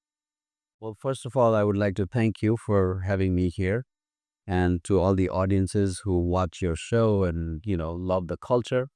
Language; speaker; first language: English; non-native, fluent; Nepali